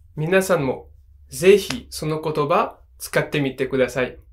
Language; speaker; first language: Japanese; non-native, fluent; French